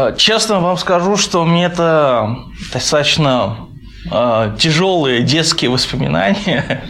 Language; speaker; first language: Russian; early bilingual, other home language; Chinese